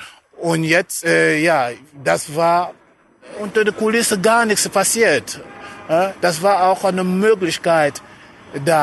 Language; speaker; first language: German; non-native, fluent; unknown